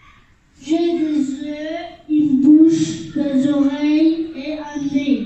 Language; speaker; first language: French; non-native, learner; Arabic